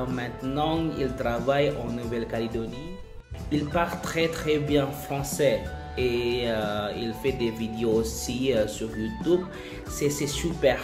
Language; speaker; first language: French; non-native, learner; Indonesian